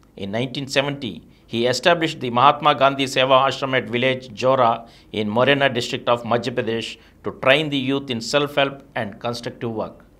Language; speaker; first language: English; non-native, local second language; Telugu